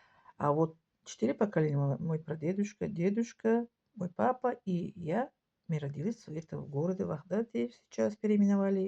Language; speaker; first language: Russian; non-native, local second language; Tajik